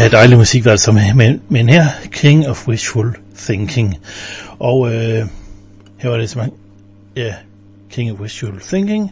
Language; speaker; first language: Danish; native; Danish